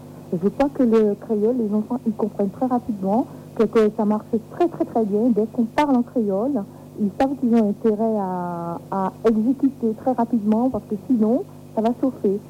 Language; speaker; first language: French; native; French